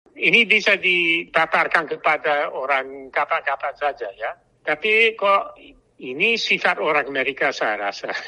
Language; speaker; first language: Indonesian; non-native, fluent; English